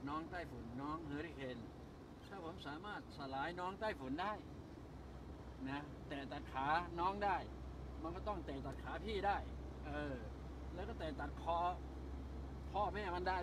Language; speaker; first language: Thai; native; Thai